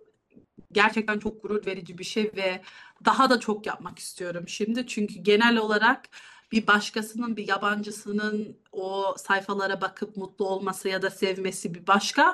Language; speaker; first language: Turkish; early bilingual, heritage; Turkish